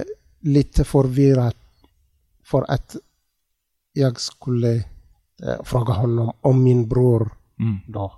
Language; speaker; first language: Swedish; non-native, learner; Tigrinya